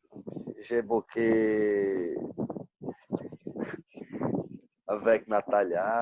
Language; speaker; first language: French; non-native, learner; Portuguese